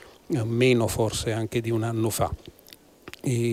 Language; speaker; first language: Italian; native; Italian